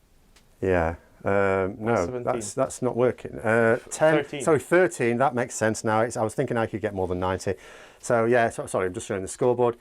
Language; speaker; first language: English; native; English